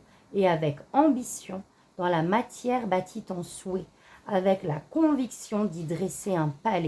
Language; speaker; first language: French; native; French